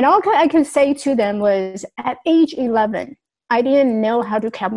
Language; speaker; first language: English; non-native, fluent; Chinese